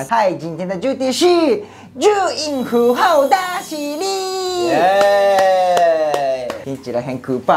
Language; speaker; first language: Chinese; non-native, learner; Japanese